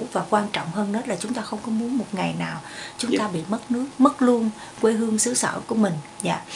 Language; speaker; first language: Vietnamese; native; Vietnamese